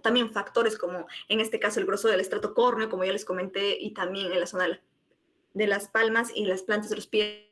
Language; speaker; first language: Spanish; native; Spanish